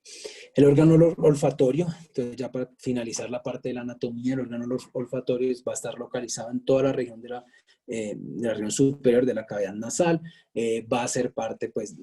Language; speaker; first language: Spanish; native; Spanish